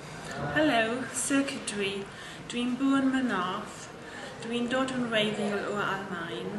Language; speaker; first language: Welsh; non-native, learner; German